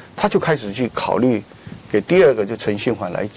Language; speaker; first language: Chinese; native; Chinese